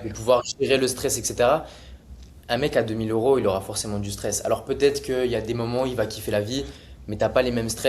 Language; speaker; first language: French; native; French